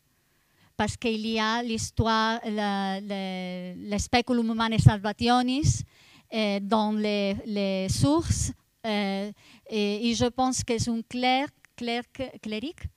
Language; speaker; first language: French; non-native, fluent; Italian